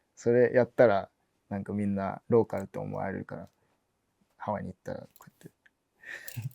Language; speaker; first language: Japanese; early bilingual, other home language; English